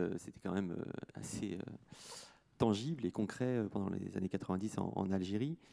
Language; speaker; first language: French; native; French